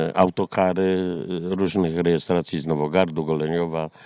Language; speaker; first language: Polish; native; Polish